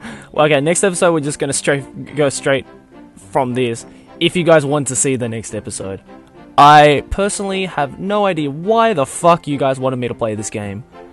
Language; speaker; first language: English; early bilingual, other home language; Japanese